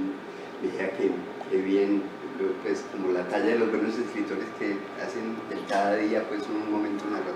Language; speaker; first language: Spanish; native; Spanish